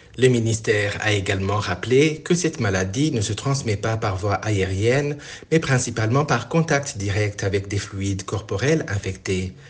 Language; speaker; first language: French; non-native, local second language; Rundi